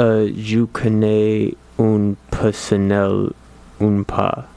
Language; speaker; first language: French; non-native, learner; English